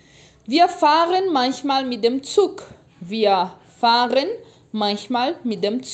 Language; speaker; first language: German; non-native, fluent; Portuguese